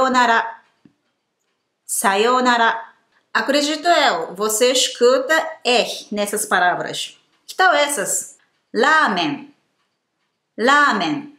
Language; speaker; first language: Portuguese; non-native, fluent; Japanese